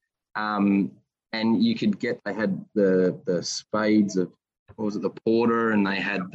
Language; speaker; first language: English; native; English